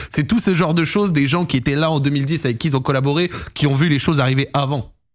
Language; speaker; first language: French; native; French